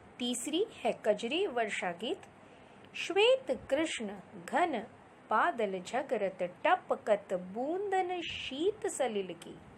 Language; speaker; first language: Hindi; non-native, local second language; Marathi